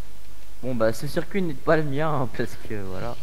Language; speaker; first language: French; native; French